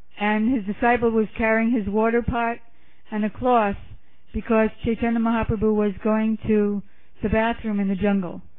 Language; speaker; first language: English; native; English